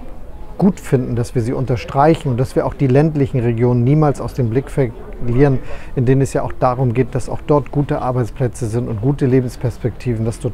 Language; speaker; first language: German; native; German